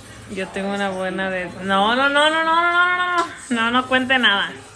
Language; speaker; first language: Spanish; native; Spanish